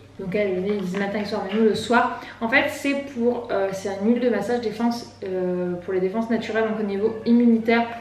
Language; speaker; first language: French; native; French